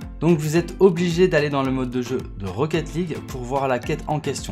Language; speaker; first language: French; native; French